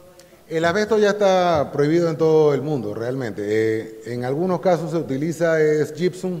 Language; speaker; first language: Spanish; native; Spanish